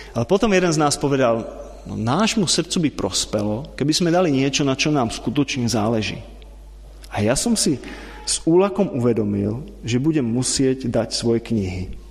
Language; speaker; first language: Slovak; non-native, fluent; Czech